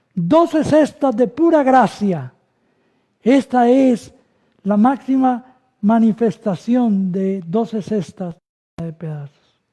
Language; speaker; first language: Spanish; native; Spanish